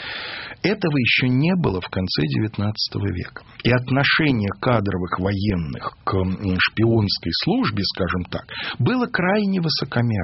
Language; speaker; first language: Russian; native; Russian